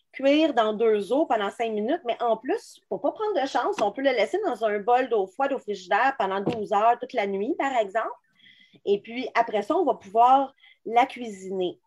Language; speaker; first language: French; native; French